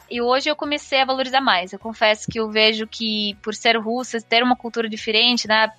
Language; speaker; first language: Portuguese; non-native, fluent; Russian